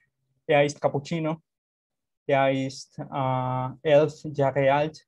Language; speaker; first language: German; non-native, learner; Spanish